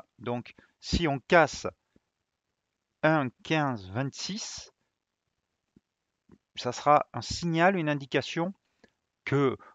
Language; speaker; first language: French; native; French